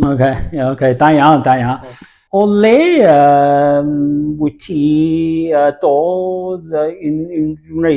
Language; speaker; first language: Welsh; non-native, learner; English